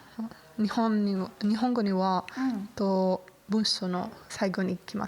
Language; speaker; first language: Japanese; non-native, learner; Italian